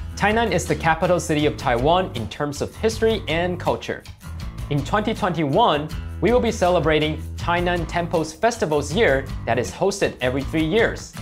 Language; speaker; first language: English; non-native, fluent; Chinese